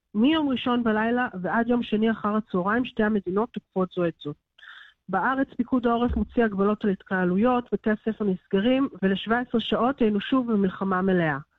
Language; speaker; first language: Hebrew; native; Hebrew